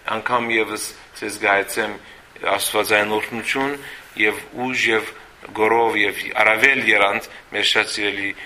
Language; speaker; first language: Armenian; early bilingual, heritage; Armenian